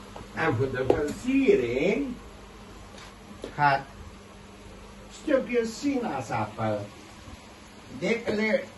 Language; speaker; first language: Dutch; non-native, local second language; Caribbean Hindustani